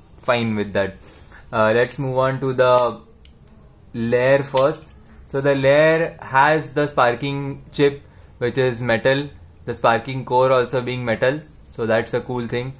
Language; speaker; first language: English; non-native, local second language; Hindi